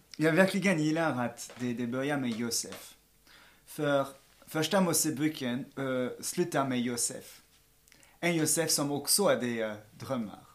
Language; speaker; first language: Swedish; non-native, fluent; French